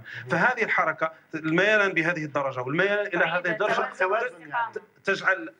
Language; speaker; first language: Arabic; native; Arabic